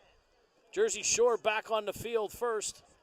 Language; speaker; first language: English; native; English